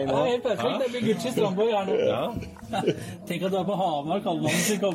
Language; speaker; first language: Norwegian; native; Norwegian